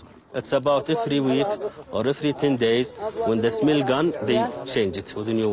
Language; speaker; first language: English; non-native, fluent; Arabic